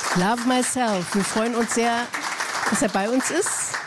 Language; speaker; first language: German; native; German